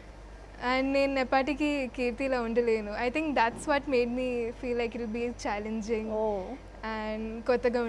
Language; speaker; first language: Telugu; non-native, fluent; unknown